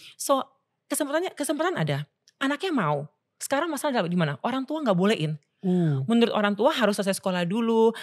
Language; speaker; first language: Indonesian; native; Indonesian